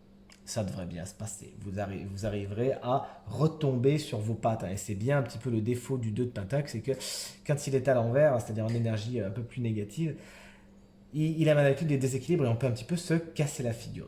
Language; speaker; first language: French; native; French